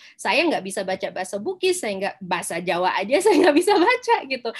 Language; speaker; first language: Indonesian; non-native, local second language; Minangkabau